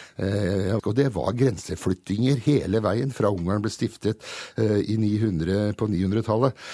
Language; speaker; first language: Norwegian; early bilingual, other home language; Hungarian